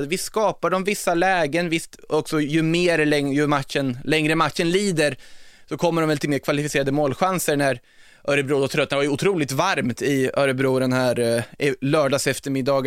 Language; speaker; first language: Swedish; native; Swedish